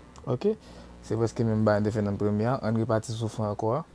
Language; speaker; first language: French; non-native, learner; Haitian Creole